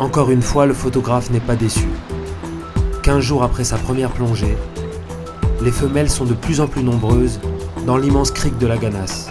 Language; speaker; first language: French; native; French